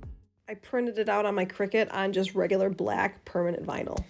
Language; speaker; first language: English; native; English